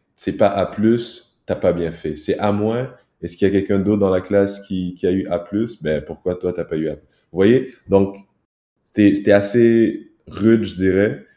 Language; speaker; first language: French; early bilingual, other home language; Kinyarwanda